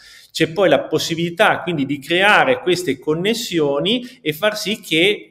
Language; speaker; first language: Italian; native; Italian